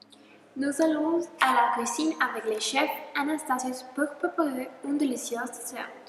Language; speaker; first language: French; non-native, learner; Spanish